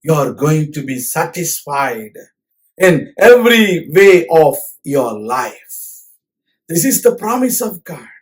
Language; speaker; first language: English; non-native, local second language; Tamil